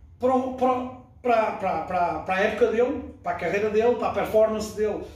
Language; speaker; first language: Portuguese; early bilingual, other home language; French